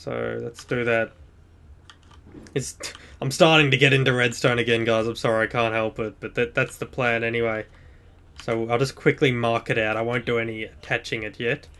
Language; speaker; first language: English; native; English